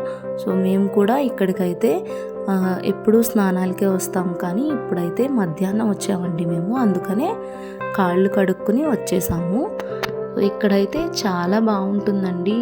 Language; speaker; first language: Telugu; native; Telugu